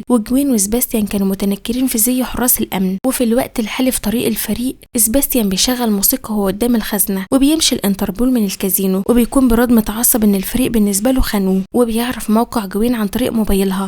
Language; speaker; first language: Arabic; native; Arabic